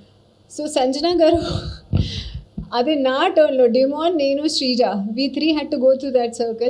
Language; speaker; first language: Telugu; non-native, learner; Hindi